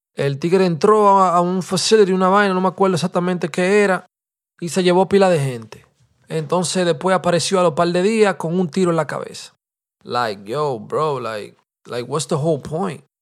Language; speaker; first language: Spanish; early bilingual, heritage; Spanish